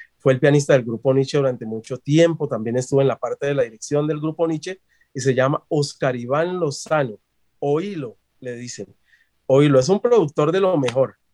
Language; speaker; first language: Spanish; native; Spanish